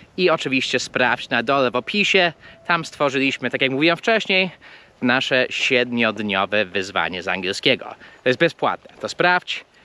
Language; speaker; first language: Polish; early bilingual, heritage; Polish